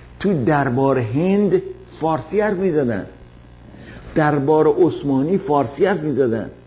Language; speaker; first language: Persian; native; Persian